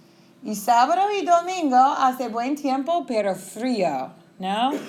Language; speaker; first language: Spanish; non-native, fluent; English